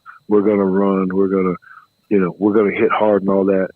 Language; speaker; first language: English; native; English